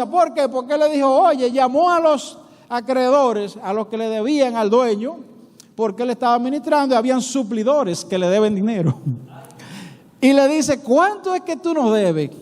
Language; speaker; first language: Spanish; native; Spanish